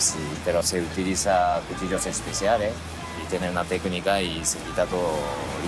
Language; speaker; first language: Spanish; non-native, learner; Japanese